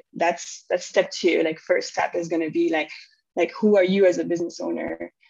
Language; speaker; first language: English; non-native, fluent; French